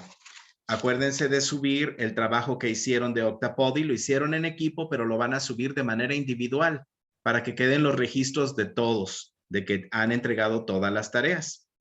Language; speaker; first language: Spanish; native; Spanish